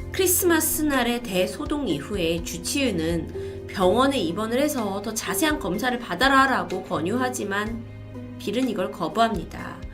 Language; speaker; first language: Korean; native; Korean